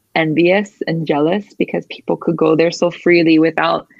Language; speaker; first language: English; early bilingual, other home language; Spanish